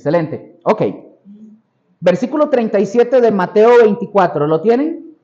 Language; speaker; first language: Spanish; native; Spanish